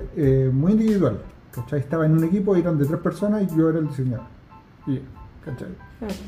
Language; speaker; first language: Spanish; native; Spanish